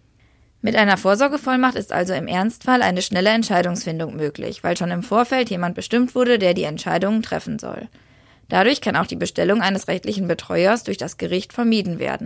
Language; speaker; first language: German; native; German